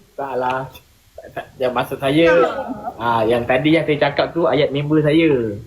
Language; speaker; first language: Malay; native; Malay